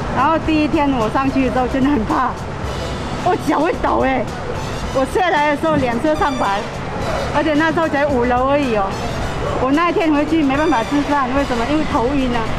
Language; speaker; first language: Chinese; non-native, fluent; Vietnamese